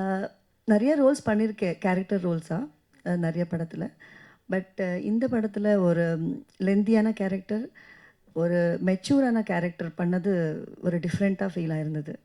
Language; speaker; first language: Tamil; non-native, fluent; Kannada